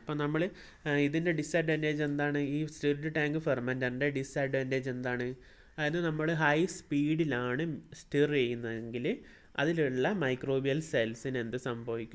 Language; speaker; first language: Malayalam; native; Malayalam